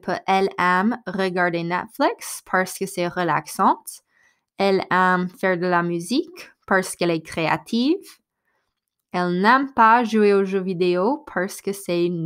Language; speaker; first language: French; non-native, fluent; English